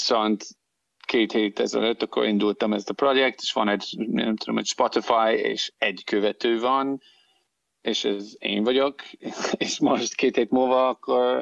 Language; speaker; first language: Hungarian; non-native, fluent; English